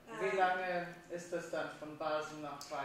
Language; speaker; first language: German; non-native, fluent; Italian